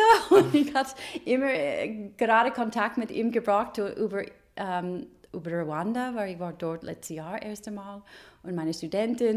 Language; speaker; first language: German; non-native, fluent; English